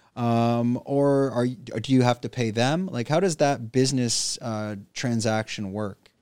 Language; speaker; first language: English; native; English